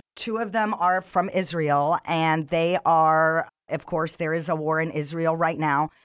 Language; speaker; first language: English; non-native, fluent; Arabic